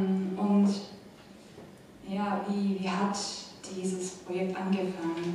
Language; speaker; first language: German; non-native, fluent; Korean